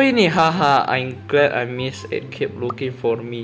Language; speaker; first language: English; non-native, learner; Indonesian